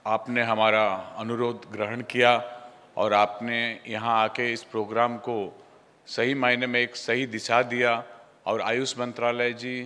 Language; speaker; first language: Hindi; non-native, local second language; Odia